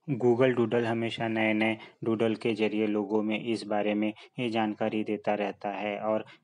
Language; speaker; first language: Hindi; native; Hindi